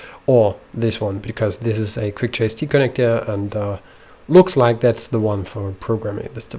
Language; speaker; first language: English; non-native, fluent; German